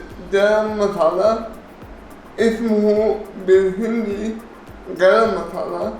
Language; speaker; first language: Arabic; non-native, learner; Urdu